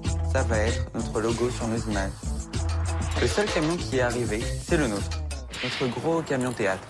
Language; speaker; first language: French; native; French